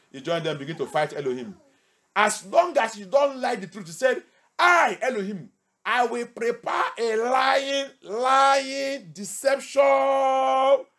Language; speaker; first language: English; non-native, local second language; Yoruba